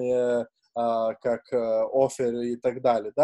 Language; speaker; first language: Russian; non-native, fluent; Lithuanian